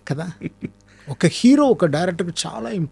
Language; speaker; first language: Telugu; non-native, fluent; Tamil